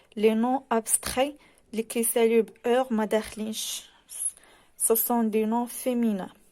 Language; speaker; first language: French; non-native, local second language; Arabic